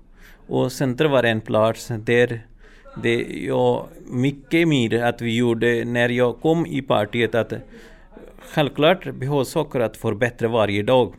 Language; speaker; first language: Swedish; non-native, learner; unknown